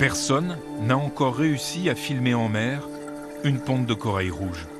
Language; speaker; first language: French; native; French